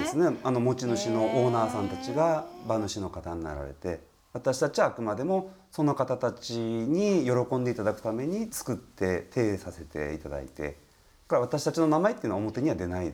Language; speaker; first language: Japanese; native; Japanese